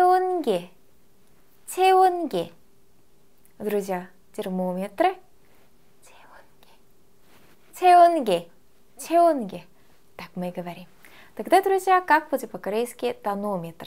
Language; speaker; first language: Russian; non-native, fluent; Korean